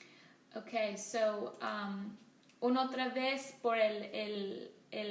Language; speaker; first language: Spanish; non-native, learner; English